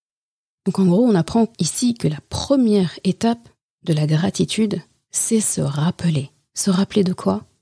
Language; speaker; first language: French; native; French